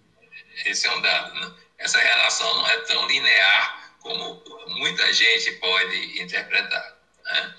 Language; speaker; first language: Portuguese; native; Portuguese